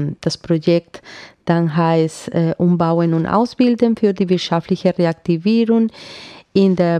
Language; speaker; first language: German; non-native, fluent; Spanish